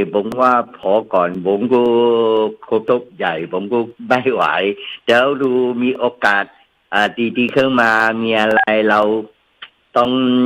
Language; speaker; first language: Thai; non-native, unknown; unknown